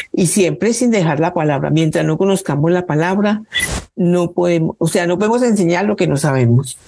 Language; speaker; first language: Spanish; native; Spanish